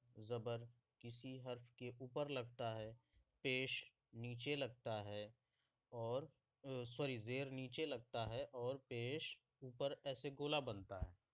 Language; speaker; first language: Hindi; native; Hindi